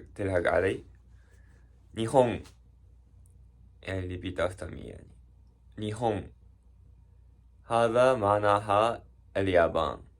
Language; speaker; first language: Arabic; non-native, learner; Japanese